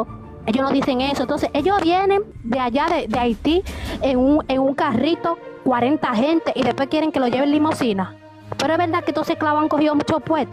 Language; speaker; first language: Spanish; native; Spanish